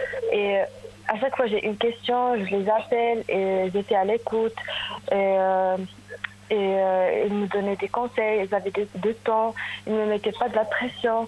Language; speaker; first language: French; non-native, local second language; Arabic